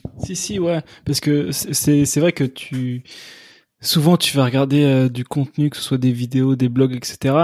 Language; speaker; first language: French; native; French